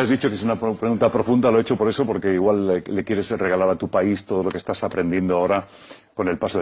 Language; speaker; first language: Spanish; native; Spanish